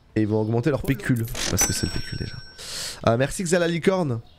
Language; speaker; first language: French; native; French